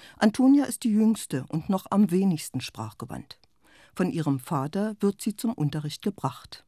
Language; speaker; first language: German; native; German